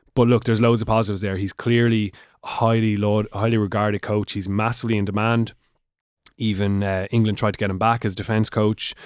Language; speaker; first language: English; native; English